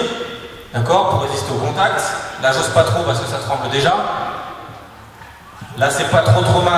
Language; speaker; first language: French; native; French